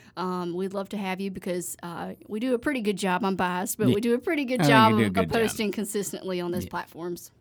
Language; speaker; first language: English; native; English